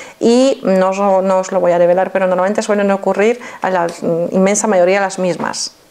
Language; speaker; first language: Spanish; non-native, fluent; Polish